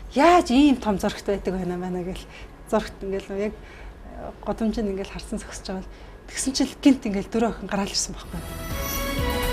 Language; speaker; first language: Mongolian; native; Mongolian